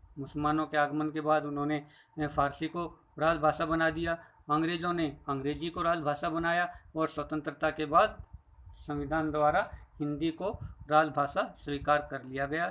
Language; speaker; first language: Hindi; native; Hindi